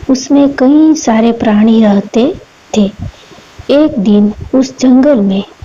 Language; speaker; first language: Hindi; non-native, local second language; Gujarati